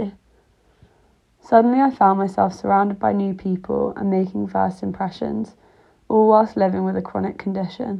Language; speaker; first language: English; native; English